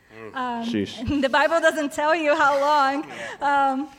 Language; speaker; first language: English; non-native, fluent; Portuguese